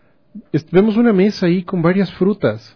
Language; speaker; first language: Spanish; native; Spanish